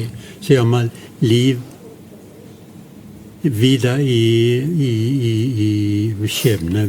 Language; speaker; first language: Spanish; non-native, fluent; Norwegian